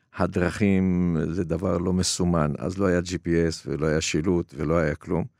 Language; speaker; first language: Hebrew; native; Hebrew